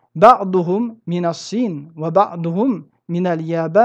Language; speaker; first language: Arabic; non-native, fluent; French